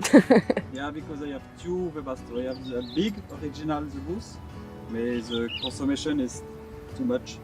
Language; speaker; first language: English; non-native, learner; French